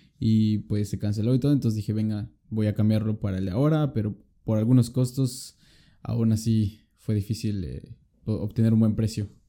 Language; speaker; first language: Spanish; native; Spanish